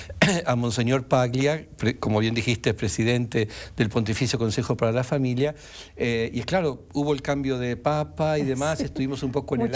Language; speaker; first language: Spanish; native; Spanish